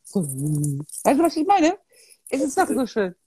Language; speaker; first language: German; non-native, fluent; Polish